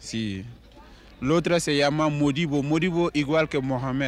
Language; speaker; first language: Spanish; non-native, learner; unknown